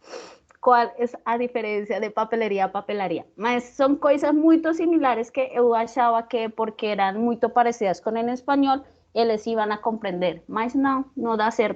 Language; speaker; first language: Portuguese; non-native, learner; Spanish